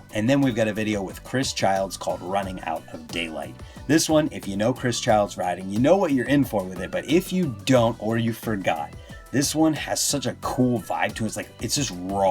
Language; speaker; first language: English; native; English